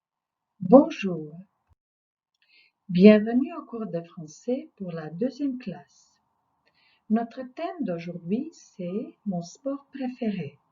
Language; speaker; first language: French; non-native, fluent; Croatian